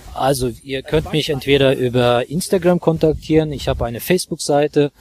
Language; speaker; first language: German; non-native, fluent; Russian